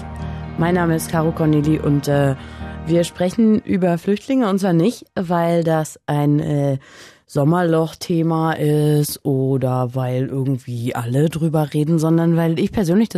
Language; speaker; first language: German; native; German